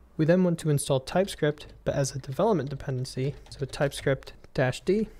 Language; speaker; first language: English; native; English